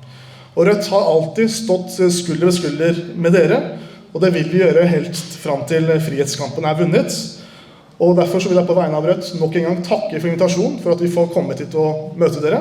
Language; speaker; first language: Norwegian; early bilingual, other home language; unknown